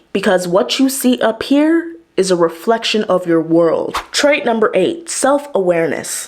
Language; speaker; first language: English; native; English